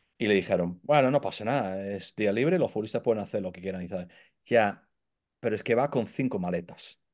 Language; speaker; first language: Spanish; non-native, fluent; English